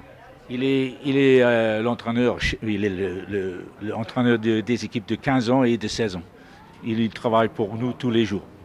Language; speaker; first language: French; non-native, fluent; English